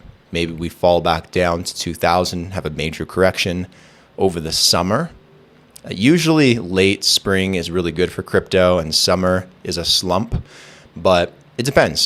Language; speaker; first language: English; native; English